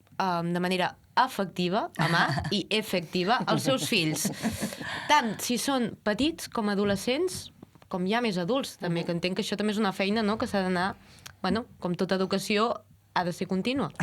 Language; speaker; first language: Catalan; native; Catalan